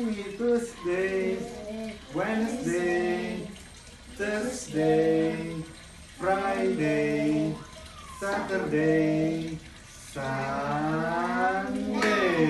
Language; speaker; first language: English; non-native, learner; Indonesian